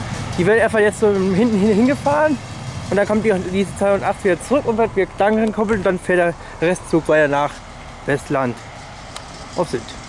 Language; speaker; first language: German; native; German